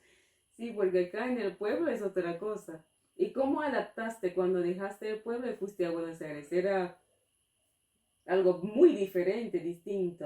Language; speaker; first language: Spanish; non-native, fluent; English